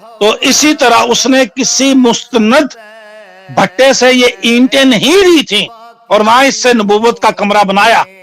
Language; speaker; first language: Urdu; non-native, local second language; Punjabi